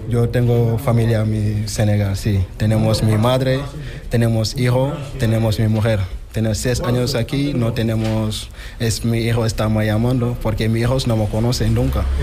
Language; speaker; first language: Spanish; non-native, learner; Wolof